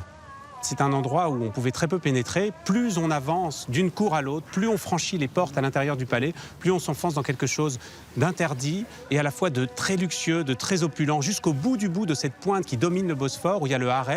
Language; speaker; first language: French; native; French